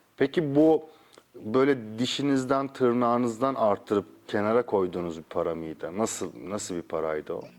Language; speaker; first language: Turkish; native; Turkish